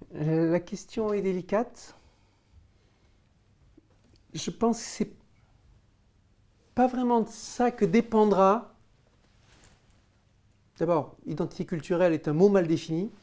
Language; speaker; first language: French; native; French